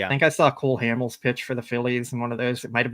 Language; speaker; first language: English; native; English